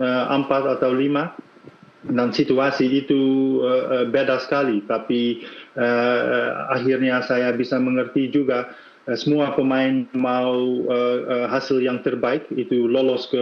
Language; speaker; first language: Indonesian; non-native, fluent; Dutch